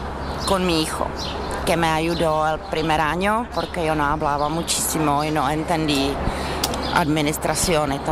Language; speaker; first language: Spanish; non-native, learner; Czech